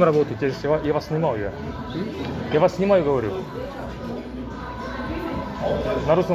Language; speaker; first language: Russian; non-native, local second language; Kazakh